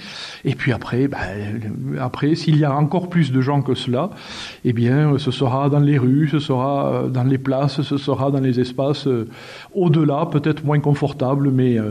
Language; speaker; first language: French; native; French